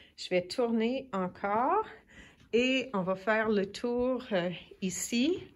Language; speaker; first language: French; native; French